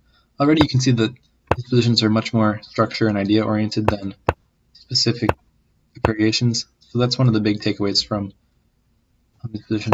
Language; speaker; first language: English; native; English